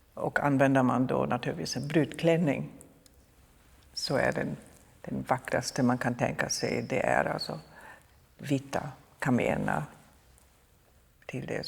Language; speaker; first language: Swedish; non-native, fluent; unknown